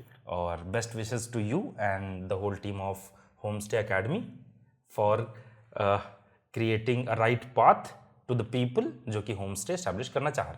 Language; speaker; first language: Hindi; native; Hindi